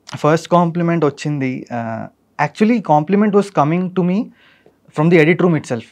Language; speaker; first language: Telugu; non-native, fluent; Malayalam